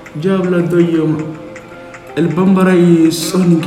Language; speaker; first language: Spanish; non-native, learner; Bambara